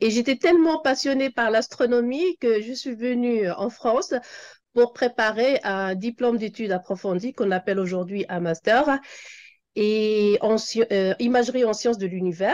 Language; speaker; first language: French; non-native, local second language; Arabic